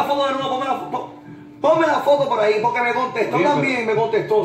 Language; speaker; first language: Spanish; native; Spanish